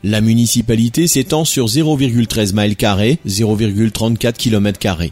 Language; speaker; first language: French; native; French